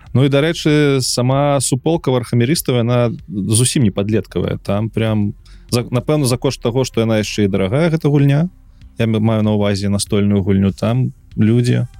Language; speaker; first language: Belarusian; non-native, local second language; Russian